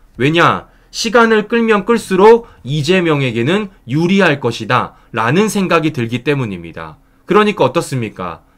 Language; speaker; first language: Korean; native; Korean